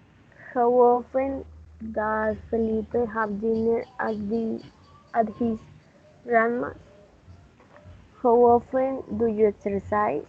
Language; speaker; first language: English; non-native, learner; Spanish